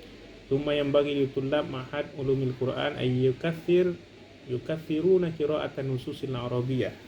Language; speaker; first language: Arabic; non-native, fluent; Indonesian